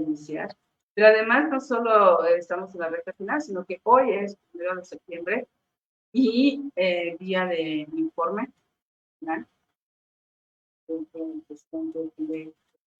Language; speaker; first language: Spanish; native; Spanish